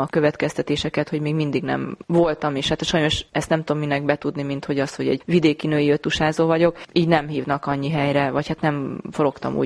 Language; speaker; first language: Hungarian; native; Hungarian